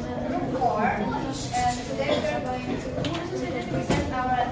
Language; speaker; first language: English; non-native, learner; Indonesian